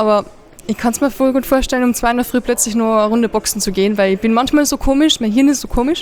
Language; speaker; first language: German; native; German